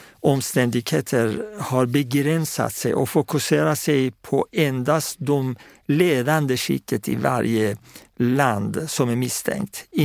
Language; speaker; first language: Swedish; non-native, fluent; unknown